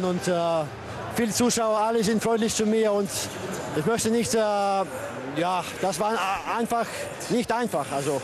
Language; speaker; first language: German; non-native, learner; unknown